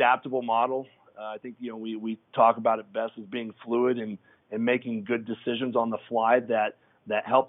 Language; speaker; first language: English; native; English